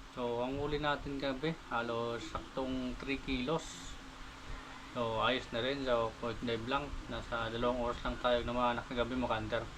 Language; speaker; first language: Filipino; non-native, local second language; Bikol